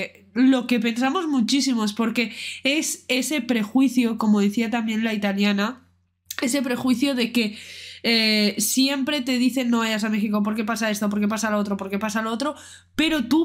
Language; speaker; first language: Spanish; native; Spanish